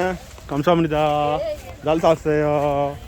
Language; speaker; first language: Korean; non-native, learner; Bangla